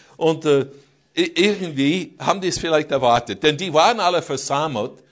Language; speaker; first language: German; non-native, fluent; English